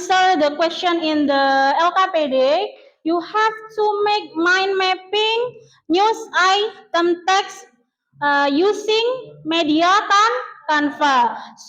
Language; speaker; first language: English; non-native, learner; Indonesian